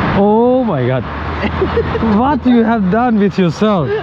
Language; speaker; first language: English; non-native, learner; Hindi